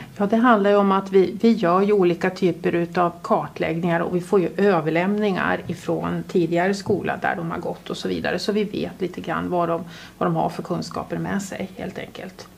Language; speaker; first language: Swedish; native; Swedish